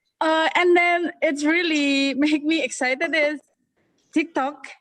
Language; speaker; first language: English; non-native, learner; Indonesian